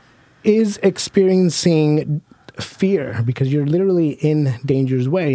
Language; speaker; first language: English; native; English